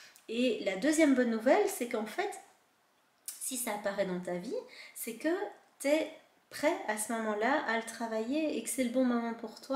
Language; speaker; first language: French; native; French